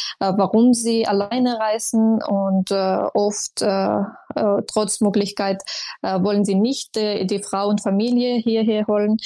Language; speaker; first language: German; non-native, fluent; Persian